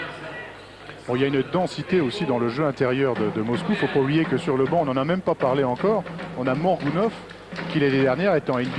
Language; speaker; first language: French; native; French